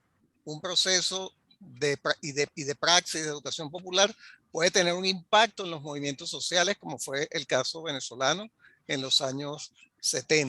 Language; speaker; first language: Spanish; native; Spanish